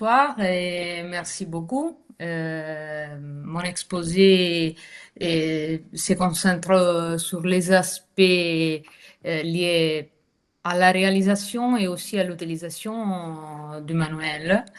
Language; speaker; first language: French; non-native, fluent; Italian